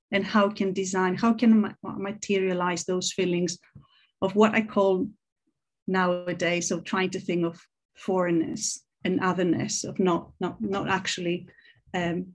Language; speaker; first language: English; non-native, fluent; Greek